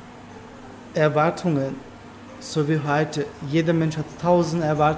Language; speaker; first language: German; non-native, learner; Turkish